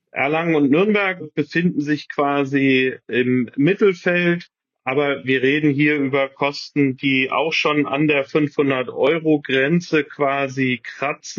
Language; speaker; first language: German; native; German